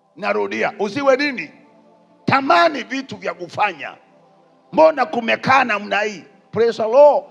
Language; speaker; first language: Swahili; non-native, local second language; Kikuyu